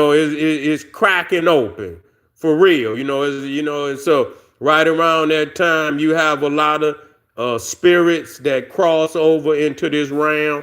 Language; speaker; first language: English; native; English